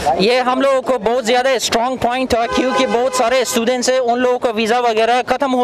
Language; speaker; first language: Hindi; non-native, fluent; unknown